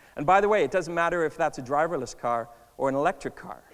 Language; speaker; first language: English; native; English